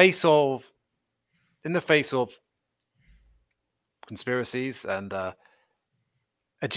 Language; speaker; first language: English; native; English